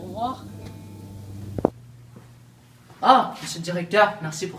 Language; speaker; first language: French; non-native, learner; English